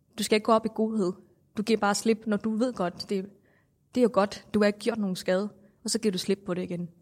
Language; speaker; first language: Danish; non-native, fluent; Thai